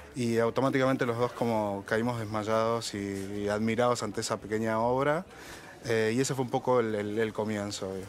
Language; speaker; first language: Spanish; native; Spanish